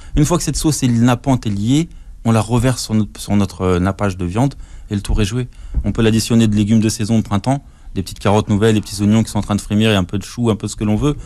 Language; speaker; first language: French; native; French